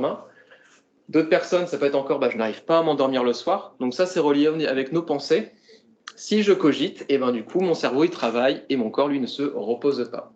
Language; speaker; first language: French; native; French